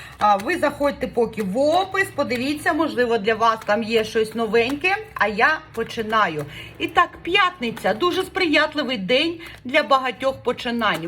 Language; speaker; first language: Ukrainian; non-native, local second language; Russian